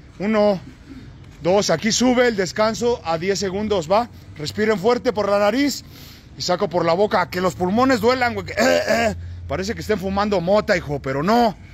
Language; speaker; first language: Spanish; native; Spanish